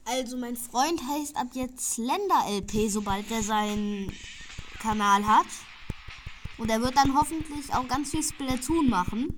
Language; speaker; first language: German; native; German